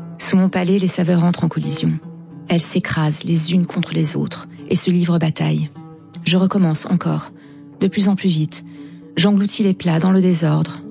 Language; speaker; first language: French; non-native, local second language; Arabic